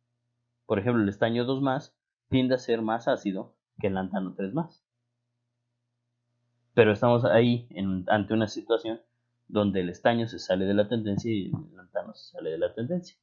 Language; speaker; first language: Spanish; native; Spanish